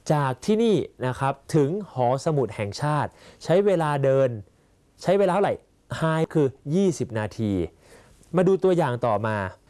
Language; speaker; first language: Thai; native; Thai